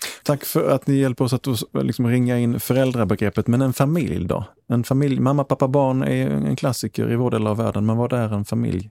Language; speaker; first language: Swedish; native; Swedish